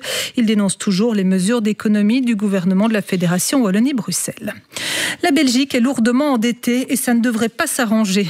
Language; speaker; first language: French; native; French